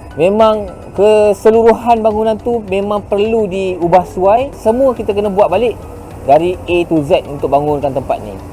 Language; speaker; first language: Malay; native; Malay